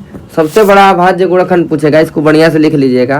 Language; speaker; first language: Hindi; native; Hindi